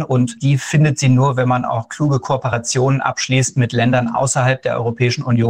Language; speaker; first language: German; native; German